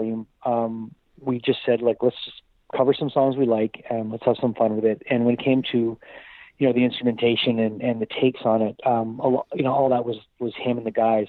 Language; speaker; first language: English; native; English